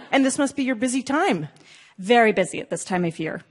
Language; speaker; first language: English; native; English